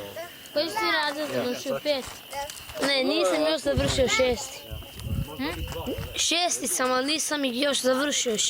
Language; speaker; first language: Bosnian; early bilingual, heritage; English